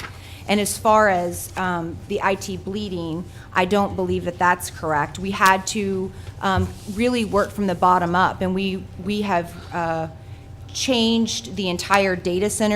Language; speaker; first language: English; native; English